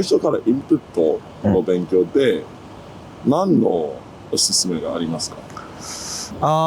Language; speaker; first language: Japanese; non-native, learner; English